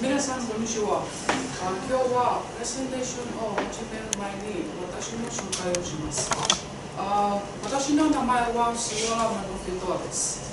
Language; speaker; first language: Japanese; non-native, learner; Tongan